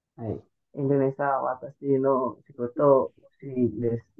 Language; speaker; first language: Japanese; non-native, learner; Indonesian